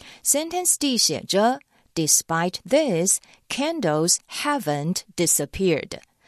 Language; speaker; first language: English; non-native, fluent; Chinese